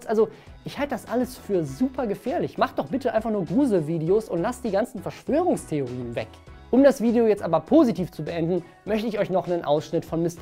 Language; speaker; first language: German; native; German